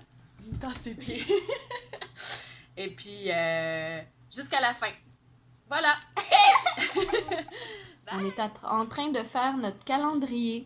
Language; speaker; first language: French; native; French